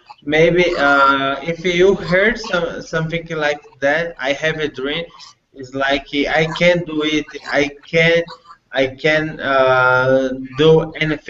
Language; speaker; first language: English; non-native, learner; Portuguese